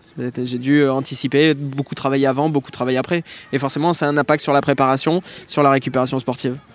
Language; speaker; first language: French; native; French